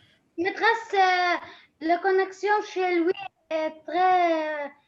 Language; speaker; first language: French; non-native, learner; Arabic